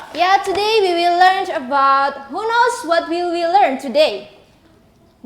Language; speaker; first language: English; non-native, learner; Indonesian